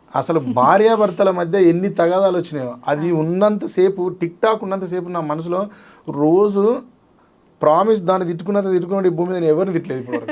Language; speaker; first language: Telugu; native; Telugu